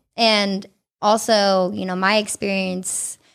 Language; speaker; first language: English; early bilingual, other home language; Italian